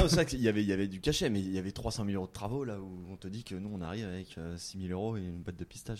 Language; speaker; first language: French; native; French